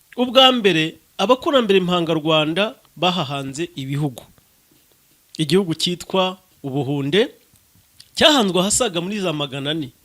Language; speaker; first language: Kinyarwanda; native; Kinyarwanda